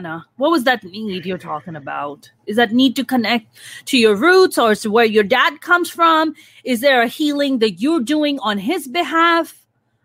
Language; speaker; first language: English; non-native, local second language; Urdu